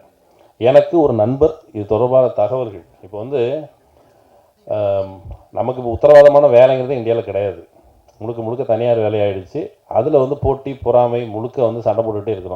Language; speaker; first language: Tamil; native; Tamil